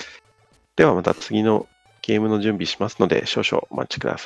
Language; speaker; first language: Japanese; native; Japanese